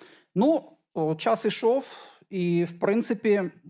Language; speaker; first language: Ukrainian; native; Ukrainian